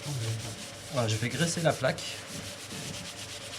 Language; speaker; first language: French; native; French